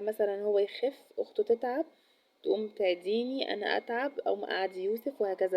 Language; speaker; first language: Arabic; native; Arabic